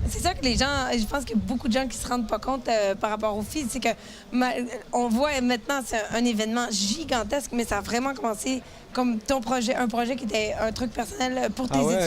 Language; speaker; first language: French; native; French